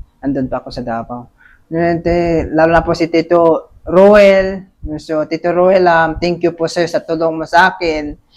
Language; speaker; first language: Filipino; non-native, local second language; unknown